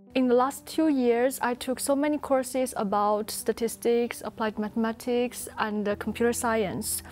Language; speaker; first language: English; non-native, fluent; Chinese